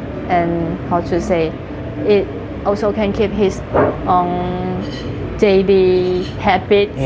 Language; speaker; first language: English; non-native, fluent; Chinese